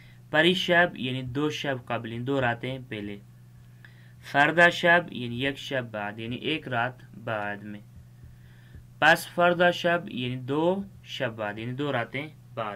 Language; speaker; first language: Persian; non-native, fluent; Urdu